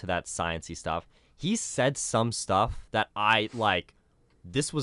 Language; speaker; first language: English; native; English